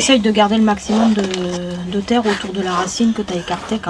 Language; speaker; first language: French; native; French